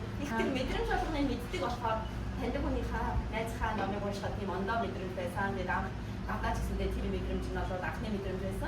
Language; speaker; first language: Mongolian; native; Mongolian